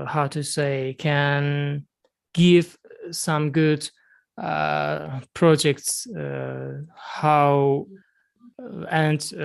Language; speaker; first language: English; non-native, learner; Azerbaijani